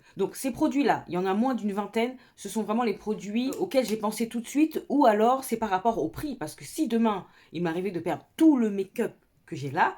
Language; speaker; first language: French; native; French